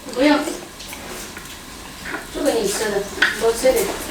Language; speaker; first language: Chinese; non-native, local second language; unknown